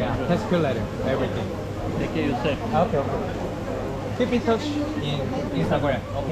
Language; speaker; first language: English; non-native, learner; Korean